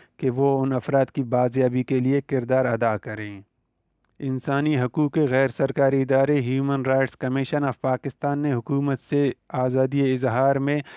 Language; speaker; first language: Urdu; non-native, local second language; Baluchi